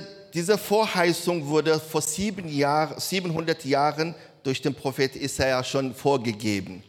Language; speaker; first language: German; non-native, learner; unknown